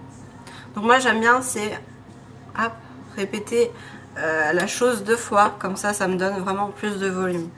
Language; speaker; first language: French; native; French